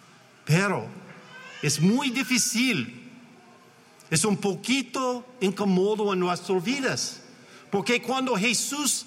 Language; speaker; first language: Spanish; non-native, learner; English